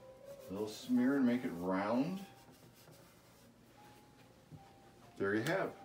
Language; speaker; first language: English; native; English